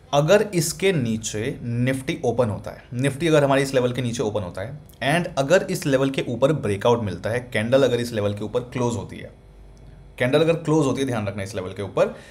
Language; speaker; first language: Hindi; native; Hindi